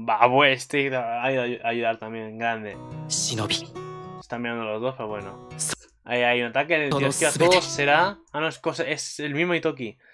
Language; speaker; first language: Spanish; native; Spanish